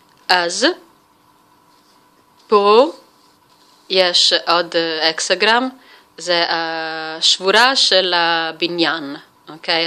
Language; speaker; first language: Hebrew; non-native, fluent; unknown